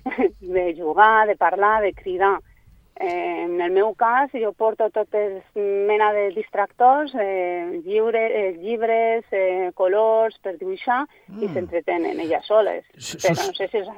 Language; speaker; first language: Catalan; non-native, local second language; Spanish